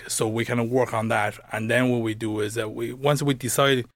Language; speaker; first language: English; native; English